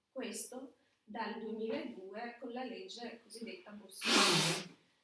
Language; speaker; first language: Italian; non-native, fluent; Albanian